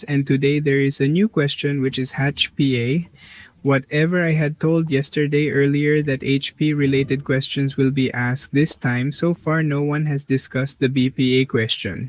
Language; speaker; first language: English; non-native, learner; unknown